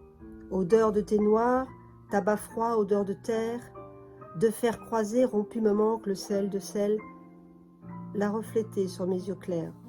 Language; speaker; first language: French; native; French